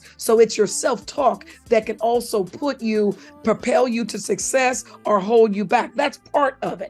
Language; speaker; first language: English; native; English